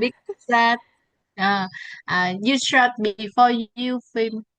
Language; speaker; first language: English; non-native, learner; Vietnamese